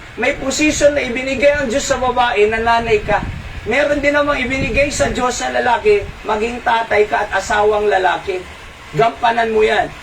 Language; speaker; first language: Filipino; non-native, local second language; Iloko